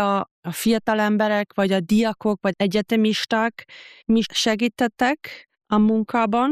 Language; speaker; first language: Hungarian; non-native, learner; German